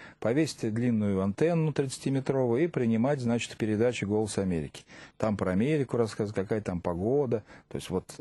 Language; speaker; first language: Russian; native; Russian